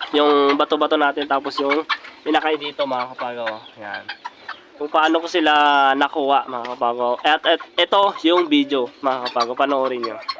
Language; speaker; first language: Filipino; native; Filipino